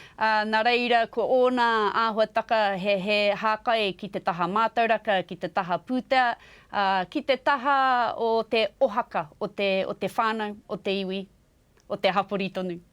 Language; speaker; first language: Māori; non-native, local second language; English